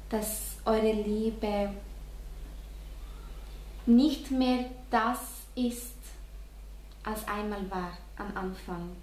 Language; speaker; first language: German; non-native, fluent; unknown